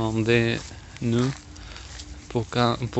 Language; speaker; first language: French; non-native, learner; Russian